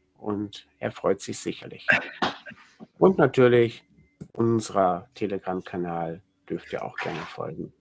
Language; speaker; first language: German; native; German